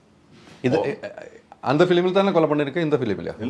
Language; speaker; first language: Tamil; non-native, learner; Malayalam